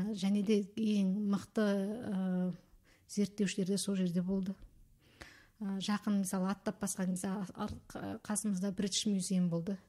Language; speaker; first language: Kazakh; early bilingual, heritage; Kazakh